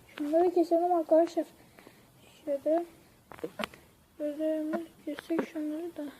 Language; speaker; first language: Turkish; native; Turkish